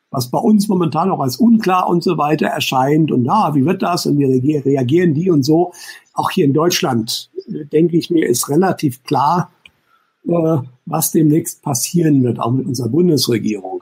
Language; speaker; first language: German; native; German